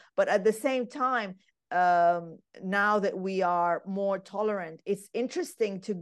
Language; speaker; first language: English; non-native, fluent; Arabic